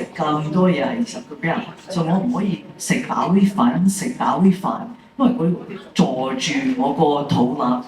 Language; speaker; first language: Cantonese; early bilingual, heritage; English